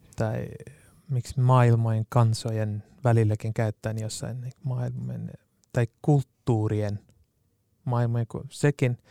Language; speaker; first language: Finnish; non-native, fluent; Kurdish